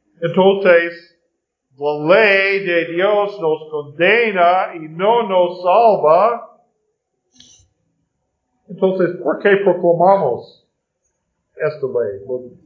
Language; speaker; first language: Spanish; non-native, learner; English